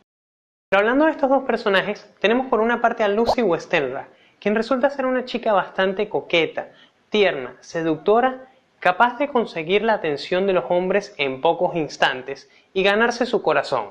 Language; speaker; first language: Spanish; native; Spanish